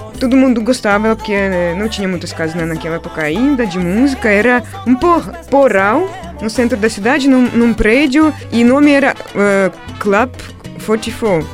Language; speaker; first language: Portuguese; non-native, fluent; Russian